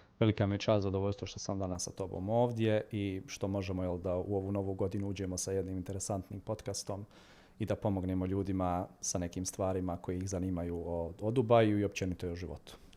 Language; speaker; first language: Bosnian; native; Bosnian